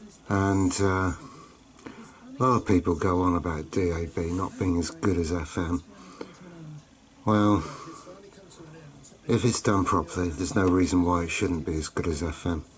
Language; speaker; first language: English; native; English